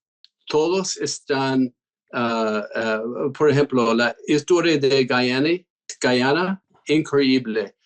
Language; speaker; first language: Spanish; non-native, fluent; English